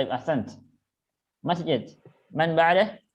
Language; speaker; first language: Arabic; non-native, fluent; Indonesian